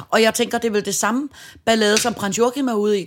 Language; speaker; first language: Danish; native; Danish